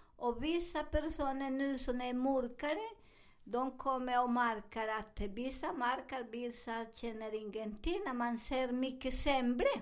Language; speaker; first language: Swedish; non-native, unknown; Spanish